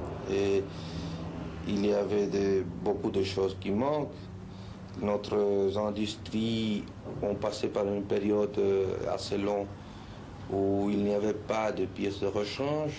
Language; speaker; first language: French; non-native, fluent; Spanish